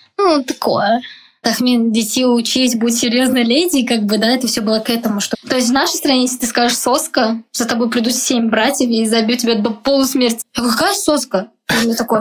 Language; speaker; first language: Russian; non-native, local second language; Tajik